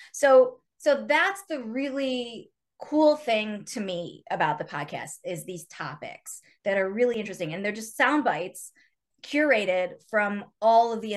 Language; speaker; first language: English; native; English